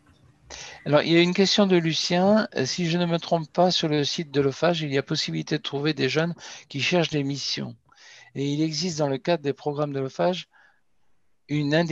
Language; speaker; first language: French; native; French